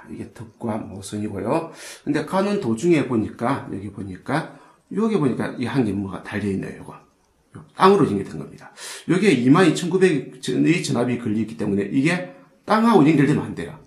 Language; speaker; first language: Korean; native; Korean